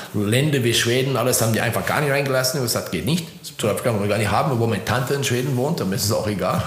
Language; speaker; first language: German; non-native, fluent; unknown